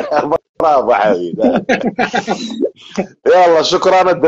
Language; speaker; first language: Arabic; native; Arabic